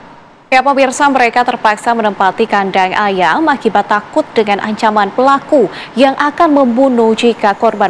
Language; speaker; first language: Indonesian; native; Indonesian